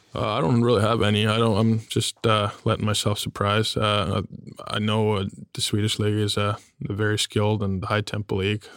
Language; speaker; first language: English; non-native, fluent; German